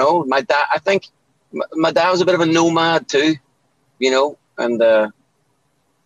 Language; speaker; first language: English; native; English